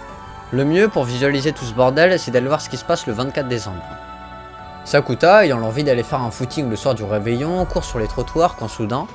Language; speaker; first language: French; native; French